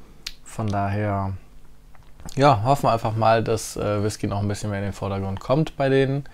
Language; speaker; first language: German; native; German